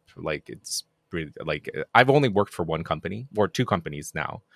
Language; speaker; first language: English; non-native, fluent; Japanese